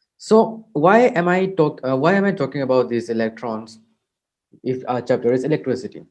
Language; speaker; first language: English; non-native, local second language; Hindi